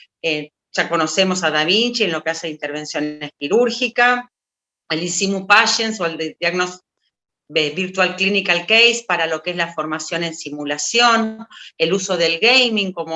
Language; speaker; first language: Spanish; native; Spanish